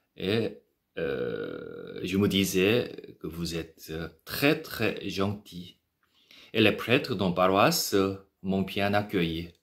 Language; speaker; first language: French; non-native, learner; Korean